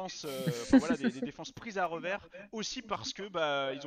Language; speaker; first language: French; native; French